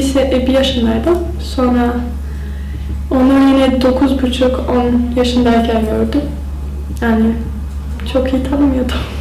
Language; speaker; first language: Turkish; early bilingual, heritage; Kurdish